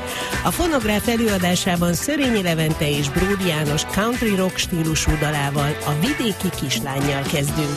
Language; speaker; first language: Hungarian; native; Hungarian